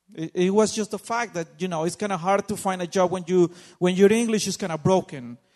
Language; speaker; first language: English; non-native, fluent; Spanish